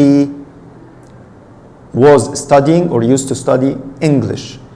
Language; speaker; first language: English; non-native, fluent; Arabic